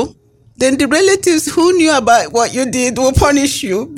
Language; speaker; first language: English; non-native, local second language; Igbo